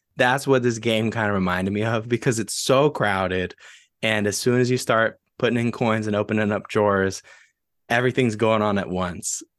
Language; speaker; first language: English; native; English